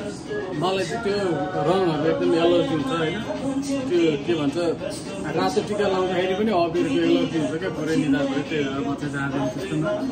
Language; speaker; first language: Nepali; native; Nepali